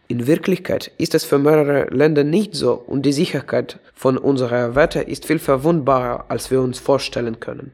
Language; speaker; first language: German; non-native, fluent; Russian